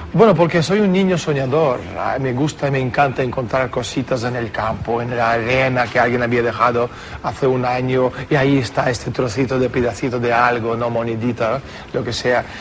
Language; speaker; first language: Spanish; non-native, fluent; Russian